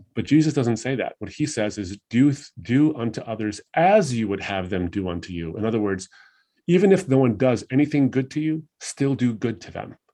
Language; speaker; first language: English; native; English